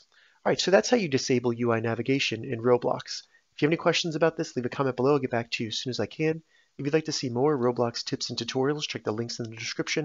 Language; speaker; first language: English; native; English